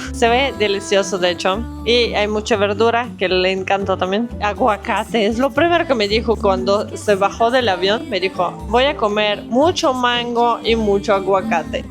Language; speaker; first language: Spanish; non-native, fluent; Russian